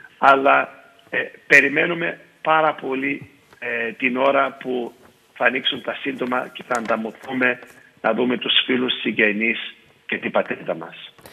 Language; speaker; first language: Greek; early bilingual, heritage; Greek